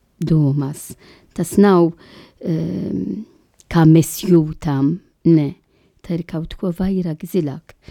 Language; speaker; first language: Latvian; non-native, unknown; Maltese